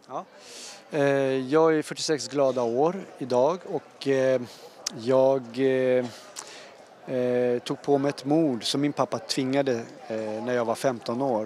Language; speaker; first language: Swedish; early bilingual, other home language; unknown